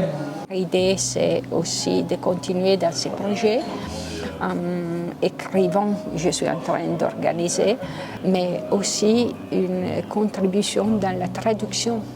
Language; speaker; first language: French; non-native, local second language; Italian